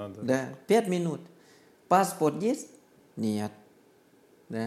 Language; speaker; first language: Russian; non-native, learner; Thai